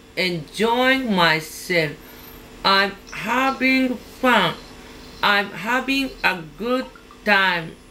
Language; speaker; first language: English; non-native, learner; Japanese